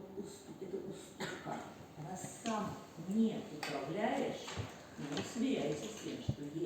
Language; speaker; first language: Russian; native; Russian